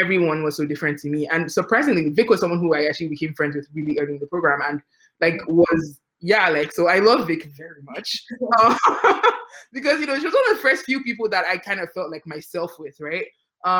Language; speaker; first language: English; non-native, local second language; Yoruba